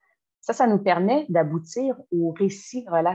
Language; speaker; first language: French; native; French